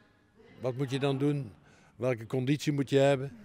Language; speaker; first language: Dutch; native; Dutch